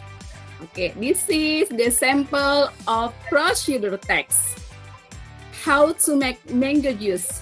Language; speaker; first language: English; non-native, learner; Indonesian